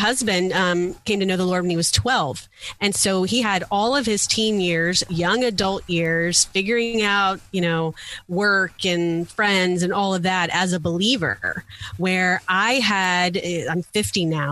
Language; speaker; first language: English; native; English